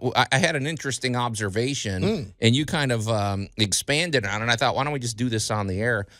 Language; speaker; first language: English; native; English